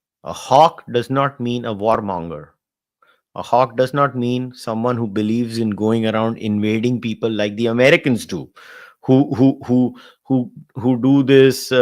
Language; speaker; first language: English; non-native, local second language; Hindi